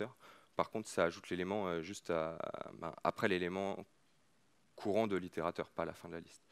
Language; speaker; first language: French; native; French